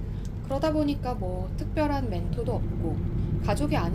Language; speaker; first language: Korean; native; Korean